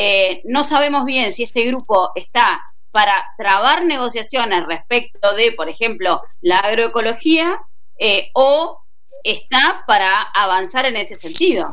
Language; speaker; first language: Spanish; native; Spanish